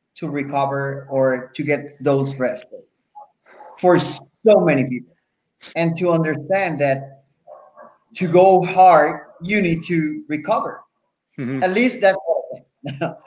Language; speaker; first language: English; non-native, fluent; Spanish